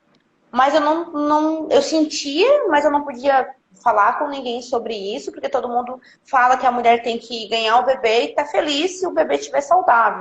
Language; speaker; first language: Portuguese; native; Portuguese